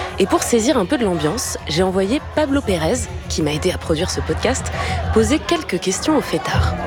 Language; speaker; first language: French; native; French